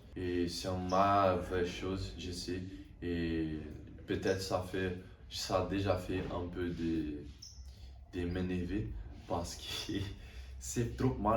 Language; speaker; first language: French; non-native, learner; Portuguese